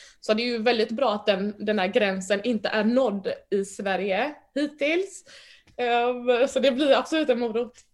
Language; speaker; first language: Swedish; early bilingual, other home language; Mandingo